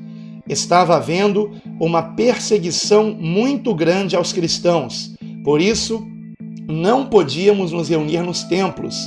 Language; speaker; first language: Portuguese; native; Portuguese